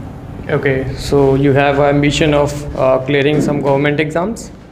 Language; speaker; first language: English; non-native, local second language; Hindi